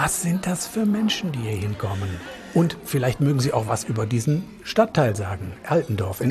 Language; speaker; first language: German; native; German